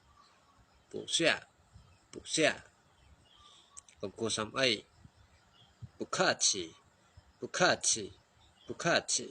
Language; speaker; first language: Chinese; non-native, fluent; Khmer